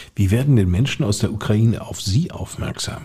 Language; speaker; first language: German; native; German